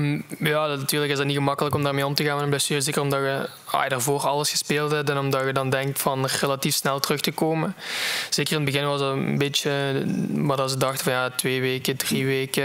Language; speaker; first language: Dutch; native; Dutch